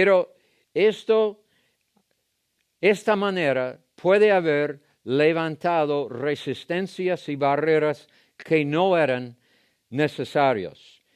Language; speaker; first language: Spanish; non-native, fluent; English